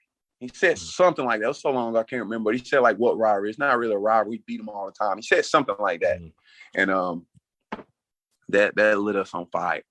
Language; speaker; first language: English; native; English